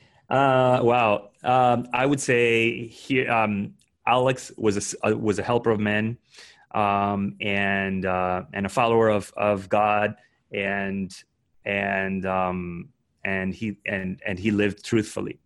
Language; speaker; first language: English; early bilingual, other home language; Spanish